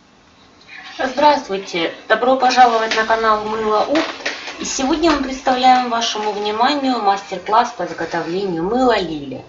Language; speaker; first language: Russian; native; Russian